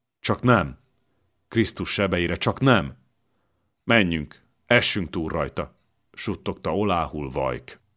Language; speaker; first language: Hungarian; native; Hungarian